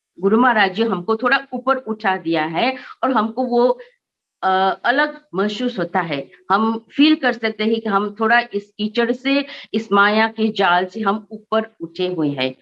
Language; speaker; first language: Hindi; non-native, local second language; Nepali